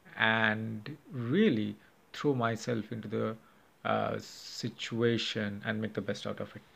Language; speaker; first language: English; non-native, local second language; Hindi